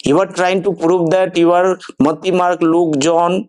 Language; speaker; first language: English; non-native, local second language; Bangla